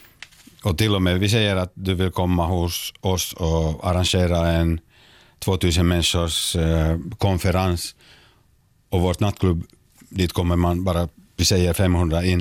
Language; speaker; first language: Swedish; non-native, local second language; Finnish